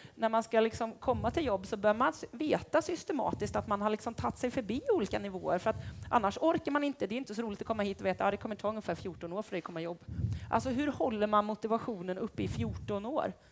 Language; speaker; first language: Swedish; native; Swedish